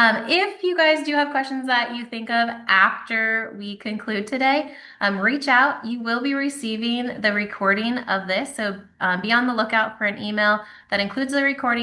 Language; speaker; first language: English; native; English